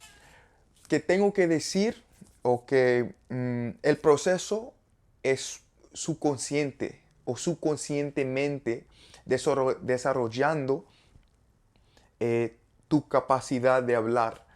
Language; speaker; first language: Spanish; non-native, learner; English